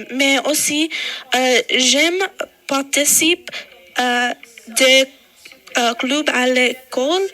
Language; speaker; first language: French; non-native, learner; English